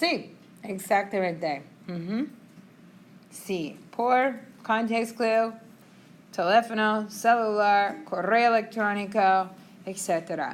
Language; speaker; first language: Spanish; non-native, fluent; English